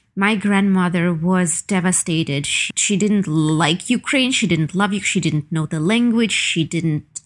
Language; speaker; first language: English; non-native, fluent; Ukrainian